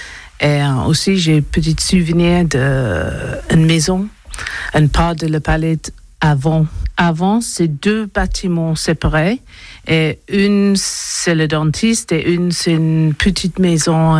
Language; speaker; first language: French; non-native, learner; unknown